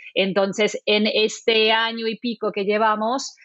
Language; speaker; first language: Spanish; non-native, fluent; English